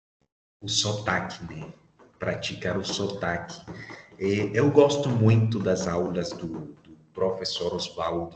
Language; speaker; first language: Portuguese; non-native, fluent; Spanish